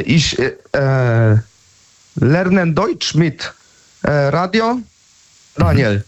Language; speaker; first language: German; non-native, learner; Polish